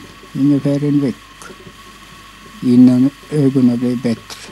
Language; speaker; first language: Swedish; non-native, local second language; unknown